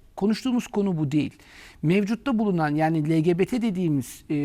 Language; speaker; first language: Turkish; native; Turkish